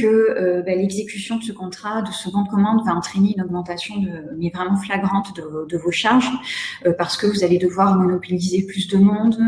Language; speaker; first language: French; native; French